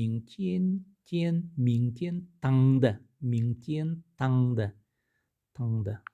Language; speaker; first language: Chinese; non-native, learner; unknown